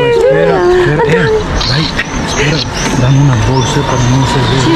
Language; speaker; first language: Spanish; non-native, learner; Filipino